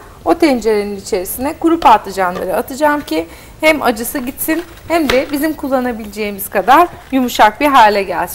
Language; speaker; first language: Turkish; native; Turkish